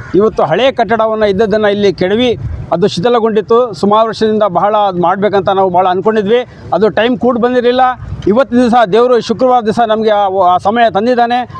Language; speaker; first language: Kannada; non-native, local second language; Urdu